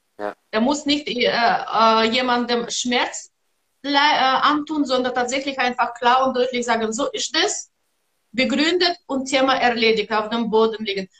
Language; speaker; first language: German; non-native, learner; Russian